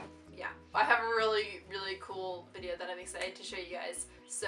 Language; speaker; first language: English; native; English